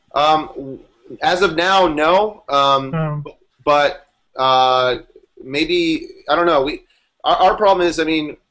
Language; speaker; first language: English; native; English